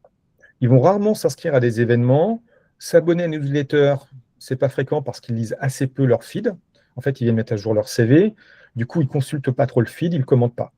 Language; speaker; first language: French; native; French